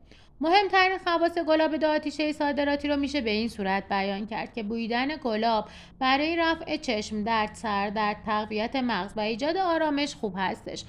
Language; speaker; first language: Persian; native; Persian